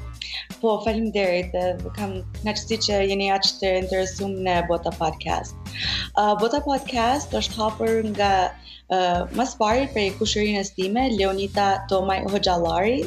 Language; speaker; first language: Albanian; early bilingual, heritage; Albanian